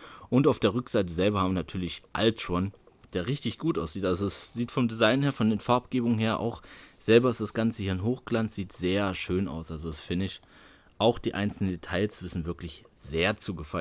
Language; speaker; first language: German; native; German